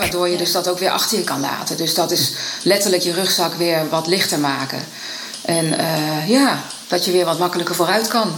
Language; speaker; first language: Dutch; native; Dutch